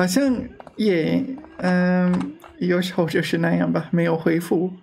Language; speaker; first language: Chinese; non-native, learner; English